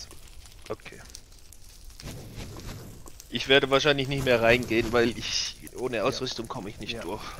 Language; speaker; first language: German; native; German